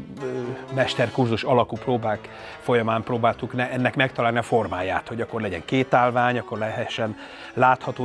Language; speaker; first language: Hungarian; native; Hungarian